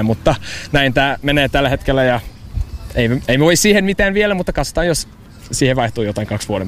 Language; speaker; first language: Finnish; non-native, learner; English